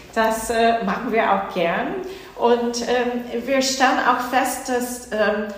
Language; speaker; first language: German; non-native, fluent; English